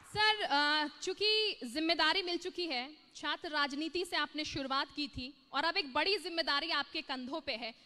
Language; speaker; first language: Hindi; native; Hindi